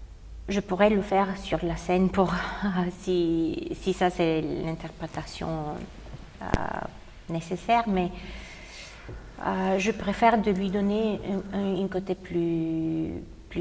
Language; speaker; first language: French; non-native, fluent; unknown